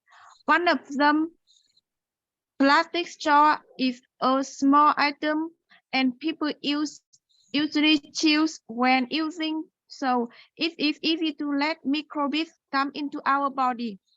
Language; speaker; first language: English; non-native, learner; Vietnamese